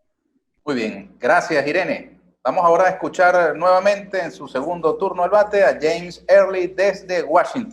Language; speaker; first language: Spanish; native; Spanish